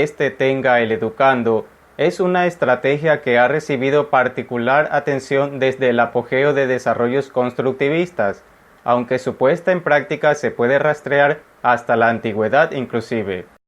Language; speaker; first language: Spanish; native; Spanish